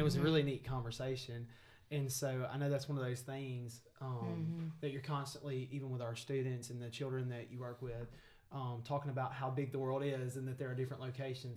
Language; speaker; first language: English; native; English